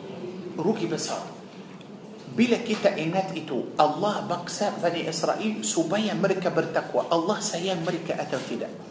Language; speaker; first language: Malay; non-native, fluent; Arabic